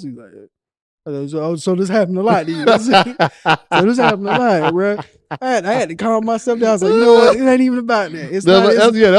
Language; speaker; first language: English; native; English